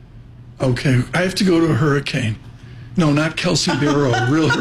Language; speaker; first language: English; native; English